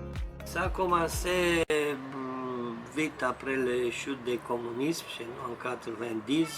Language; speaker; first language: French; non-native, learner; Romanian